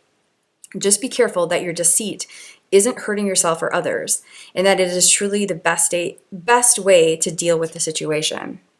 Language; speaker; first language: English; native; English